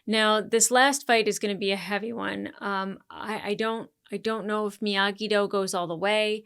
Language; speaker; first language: English; native; English